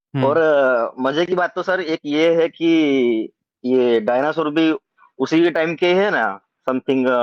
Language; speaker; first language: Hindi; non-native, local second language; Gujarati